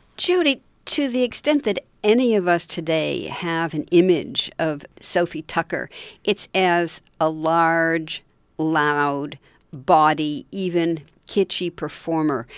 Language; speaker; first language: English; native; English